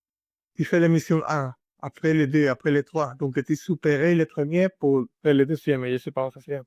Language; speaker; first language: French; non-native, learner; Spanish